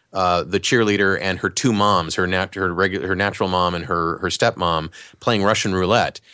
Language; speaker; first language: English; native; English